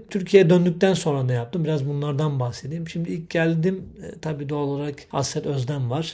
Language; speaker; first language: Turkish; native; Turkish